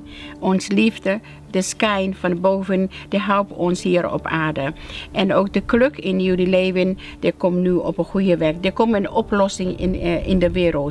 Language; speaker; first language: Dutch; non-native, learner; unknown